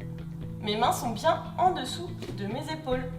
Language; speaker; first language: French; native; French